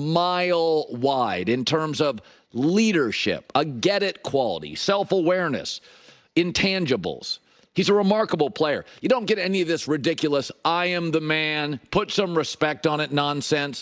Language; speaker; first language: English; native; English